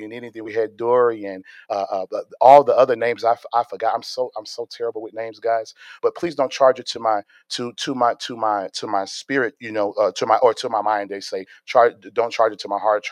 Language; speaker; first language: English; native; English